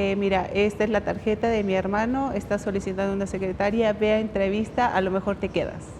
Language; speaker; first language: Spanish; native; Spanish